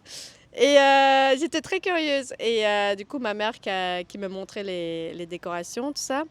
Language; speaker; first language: French; early bilingual, other home language; Vietnamese